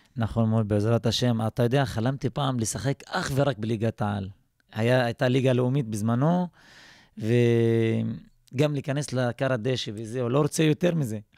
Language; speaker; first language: Hebrew; non-native, local second language; Arabic